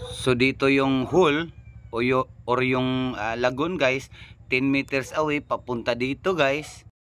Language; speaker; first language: Filipino; non-native, local second language; Cebuano